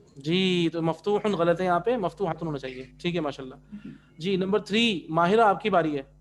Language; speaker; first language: Urdu; native; Urdu